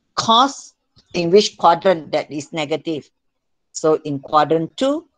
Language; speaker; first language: English; non-native, local second language; Malay